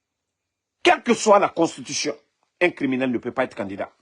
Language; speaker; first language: French; non-native, local second language; Mandingo